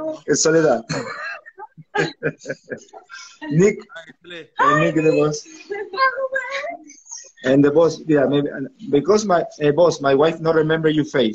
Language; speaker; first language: English; non-native, learner; Spanish